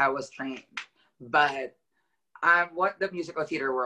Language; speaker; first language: English; non-native, local second language; Filipino